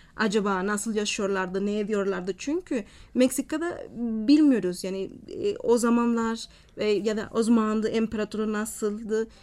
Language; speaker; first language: Turkish; non-native, fluent; Spanish